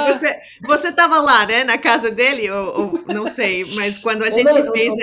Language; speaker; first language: Portuguese; non-native, fluent; English